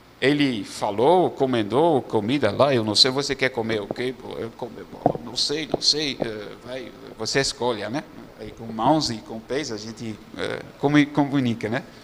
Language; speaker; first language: Portuguese; non-native, fluent; Dutch